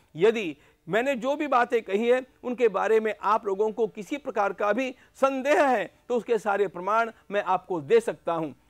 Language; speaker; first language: Hindi; non-native, local second language; Marathi